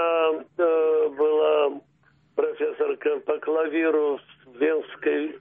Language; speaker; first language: Russian; early bilingual, heritage; Russian